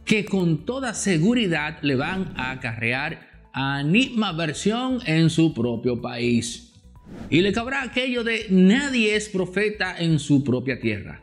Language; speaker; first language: Spanish; native; Spanish